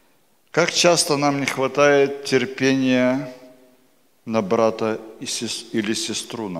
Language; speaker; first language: Polish; non-native, learner; Russian